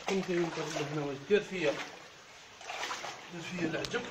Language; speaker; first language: Arabic; native; Arabic